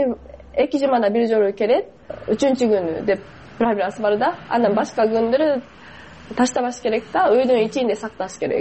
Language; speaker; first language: Kyrgyz; non-native, fluent; Japanese